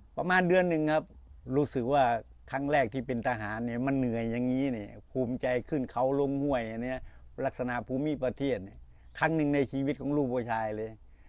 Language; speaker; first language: Thai; native; Thai